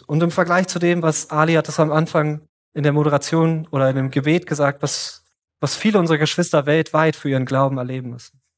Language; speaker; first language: German; native; German